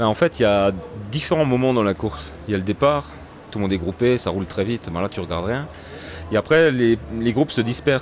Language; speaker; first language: French; native; French